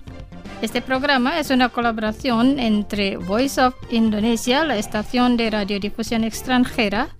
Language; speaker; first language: Spanish; non-native, fluent; Indonesian